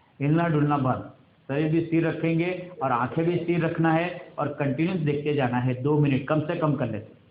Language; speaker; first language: Hindi; non-native, local second language; Gujarati